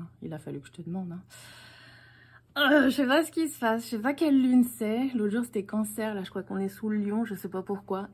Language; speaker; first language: French; native; French